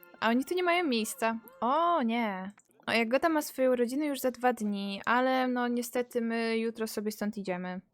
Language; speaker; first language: Polish; native; Polish